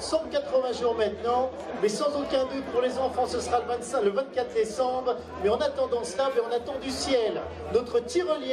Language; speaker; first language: French; native; French